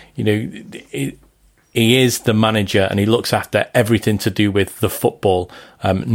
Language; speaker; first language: English; native; English